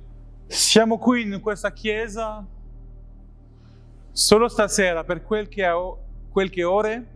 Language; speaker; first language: Italian; non-native, learner; French